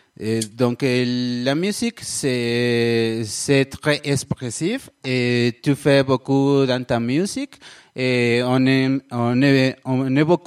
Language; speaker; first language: French; non-native, learner; Spanish